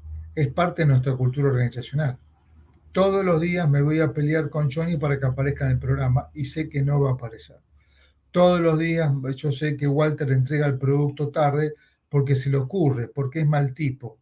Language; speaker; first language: Spanish; native; Spanish